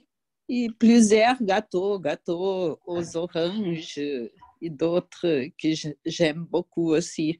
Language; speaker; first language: French; non-native, learner; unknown